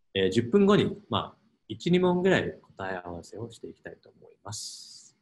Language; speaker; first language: Japanese; non-native, fluent; English